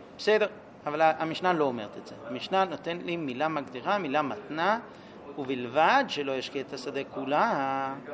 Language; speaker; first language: Hebrew; non-native, fluent; English